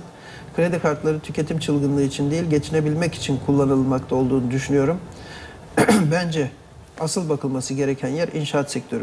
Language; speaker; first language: Turkish; native; Turkish